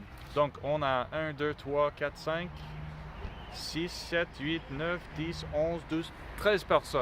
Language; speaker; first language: French; non-native, learner; English